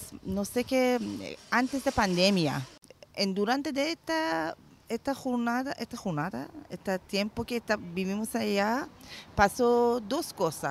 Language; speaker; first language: Spanish; non-native, learner; Persian